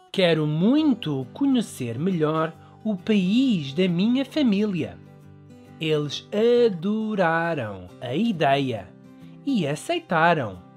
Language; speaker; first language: Portuguese; early bilingual, other home language; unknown